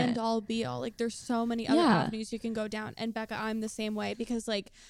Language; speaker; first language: English; native; English